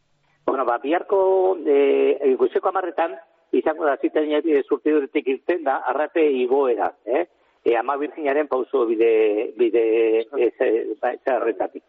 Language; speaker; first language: Basque; native; Basque